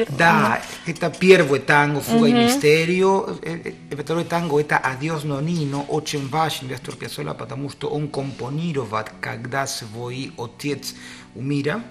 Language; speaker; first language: Russian; non-native, learner; Spanish